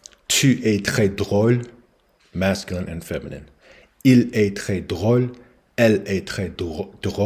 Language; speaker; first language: French; non-native, learner; English